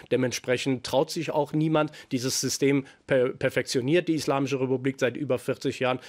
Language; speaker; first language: German; early bilingual, other home language; Persian